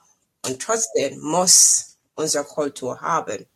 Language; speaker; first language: German; non-native, fluent; English